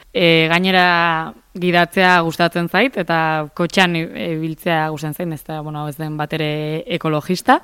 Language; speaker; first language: Basque; native; Basque